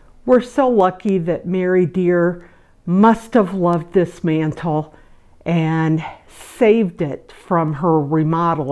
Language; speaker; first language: English; native; English